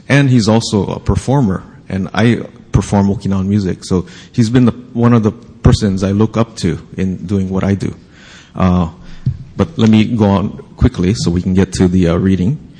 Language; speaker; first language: English; native; English